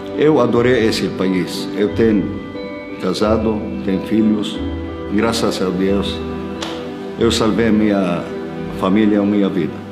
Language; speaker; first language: Portuguese; non-native, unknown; Arabic